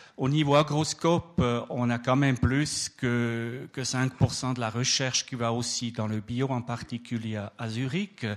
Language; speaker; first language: French; native; French